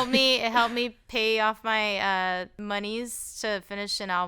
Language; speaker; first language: English; native; English